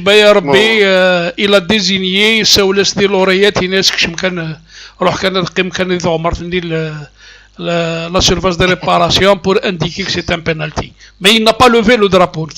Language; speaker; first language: French; non-native, local second language; Kabyle